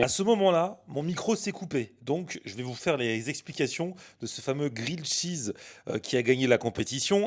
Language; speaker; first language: French; native; French